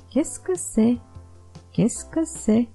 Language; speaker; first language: French; non-native, fluent; Romanian